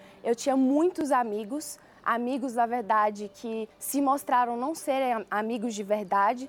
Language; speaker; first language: Portuguese; early bilingual, other home language; Chinese